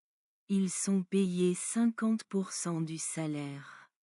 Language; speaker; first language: French; non-native, learner; Bangla